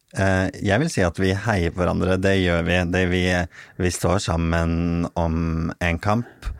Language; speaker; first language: Norwegian; early bilingual, other home language; Arabic